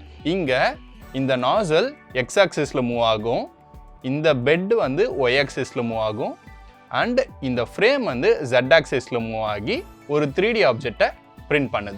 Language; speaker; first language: Tamil; native; Tamil